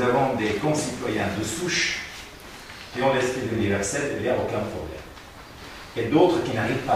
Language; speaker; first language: French; non-native, fluent; Arabic